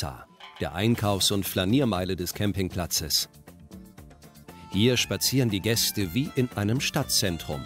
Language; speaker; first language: German; native; German